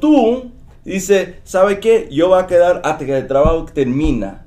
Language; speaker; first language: Spanish; early bilingual, heritage; Spanish